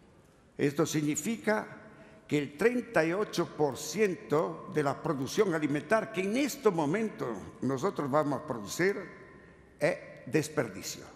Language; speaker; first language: Spanish; non-native, learner; Italian